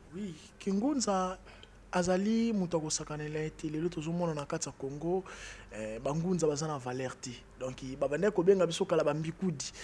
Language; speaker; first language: Lingala; non-native, local second language; Kongo